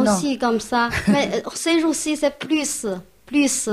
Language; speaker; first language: French; non-native, learner; Chinese